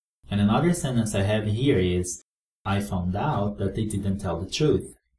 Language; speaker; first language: English; non-native, fluent; Portuguese